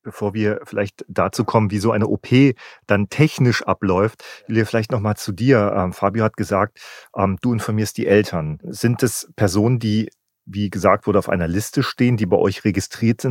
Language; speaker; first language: German; native; German